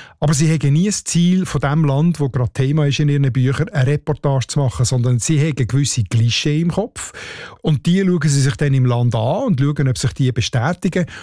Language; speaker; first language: German; native; German